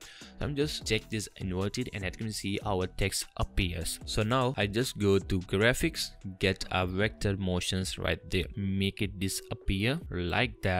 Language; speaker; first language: English; non-native, fluent; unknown